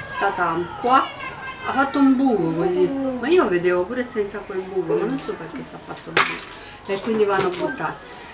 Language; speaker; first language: Italian; non-native, fluent; Romanian